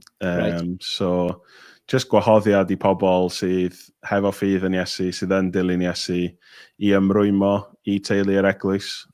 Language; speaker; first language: Welsh; native; Welsh